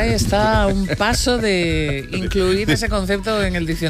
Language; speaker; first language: Spanish; native; Spanish